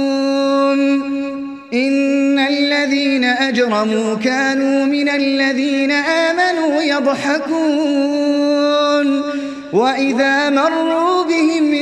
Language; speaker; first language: Arabic; native; Arabic